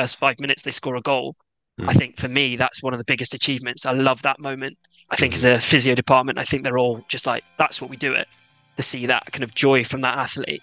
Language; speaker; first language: English; native; English